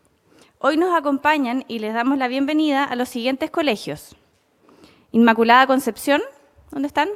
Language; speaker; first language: Spanish; native; Spanish